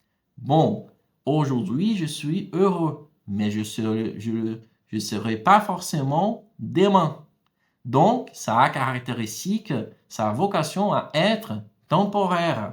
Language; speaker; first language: French; non-native, fluent; Portuguese